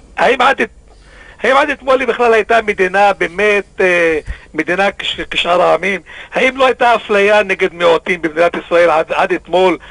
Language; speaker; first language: Hebrew; non-native, local second language; Arabic